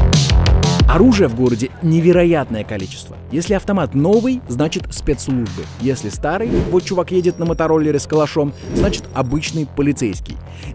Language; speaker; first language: Russian; native; Russian